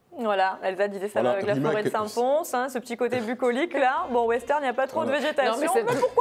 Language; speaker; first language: French; native; French